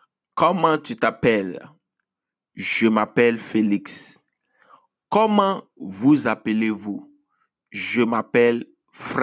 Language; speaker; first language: French; non-native, fluent; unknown